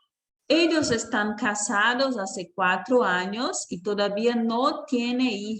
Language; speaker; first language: Spanish; non-native, fluent; Portuguese